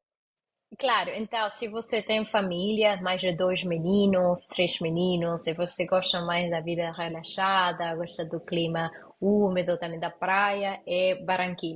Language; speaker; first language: Portuguese; non-native, learner; Spanish